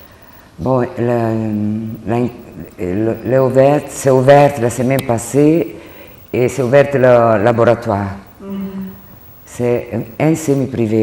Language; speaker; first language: French; non-native, learner; Italian